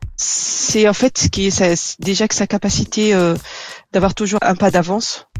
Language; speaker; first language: French; non-native, local second language; Arabic